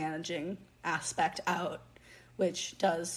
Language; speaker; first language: English; native; English